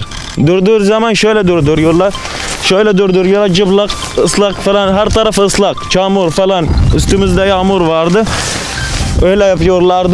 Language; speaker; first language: Turkish; non-native, learner; Arabic